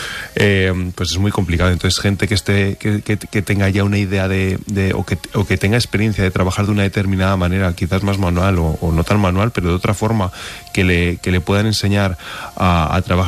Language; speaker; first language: Spanish; native; Spanish